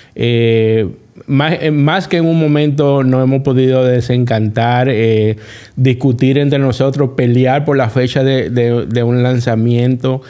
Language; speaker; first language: Spanish; native; Spanish